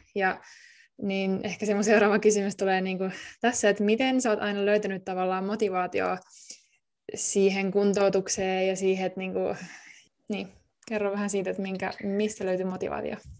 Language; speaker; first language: Finnish; native; Finnish